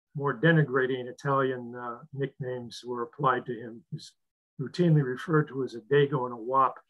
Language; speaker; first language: English; native; English